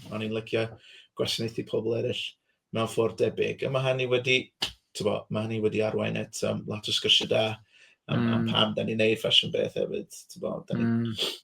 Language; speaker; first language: Welsh; non-native, fluent; English